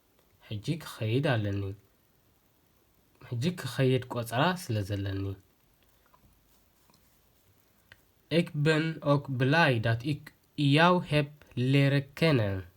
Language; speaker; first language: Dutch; non-native, learner; Tigrinya